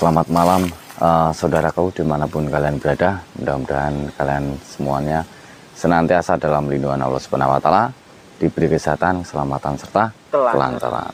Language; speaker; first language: Indonesian; native; Indonesian